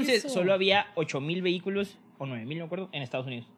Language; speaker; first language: Spanish; native; Spanish